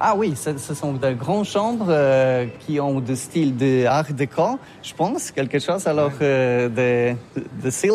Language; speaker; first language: French; non-native, learner; Polish